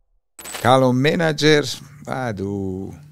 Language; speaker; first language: Indonesian; non-native, fluent; Serbian